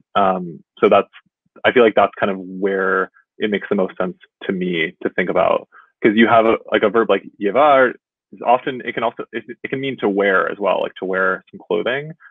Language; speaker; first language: English; native; English